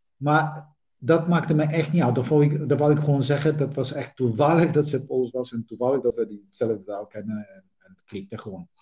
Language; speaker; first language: Dutch; non-native, fluent; Polish